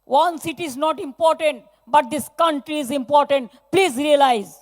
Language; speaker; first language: Hindi; non-native, local second language; Bangla